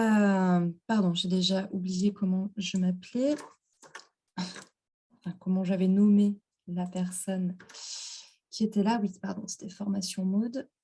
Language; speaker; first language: French; native; French